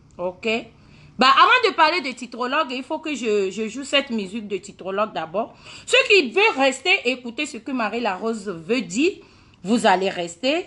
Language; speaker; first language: French; non-native, local second language; Ewe